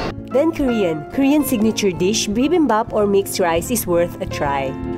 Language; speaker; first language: English; non-native, local second language; Filipino